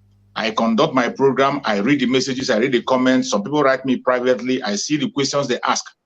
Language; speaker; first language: English; non-native, local second language; Igbo